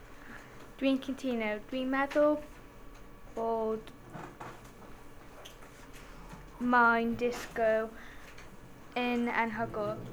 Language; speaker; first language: Welsh; non-native, local second language; English